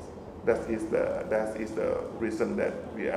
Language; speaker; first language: English; non-native, fluent; Thai